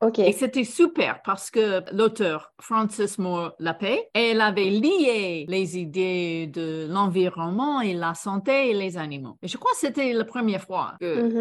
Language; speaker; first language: French; non-native, fluent; English